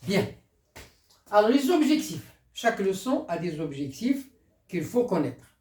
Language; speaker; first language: French; non-native, local second language; Arabic